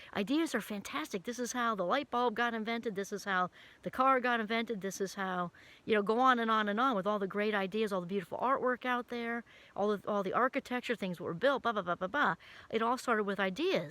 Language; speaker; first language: English; native; English